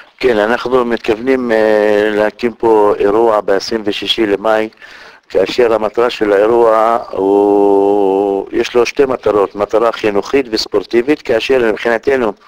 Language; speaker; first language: Hebrew; non-native, local second language; Arabic